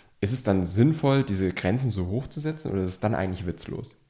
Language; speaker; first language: German; native; German